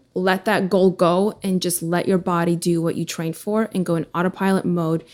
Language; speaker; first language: English; early bilingual, other home language; Russian